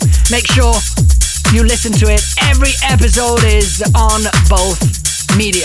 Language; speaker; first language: English; non-native, fluent; Italian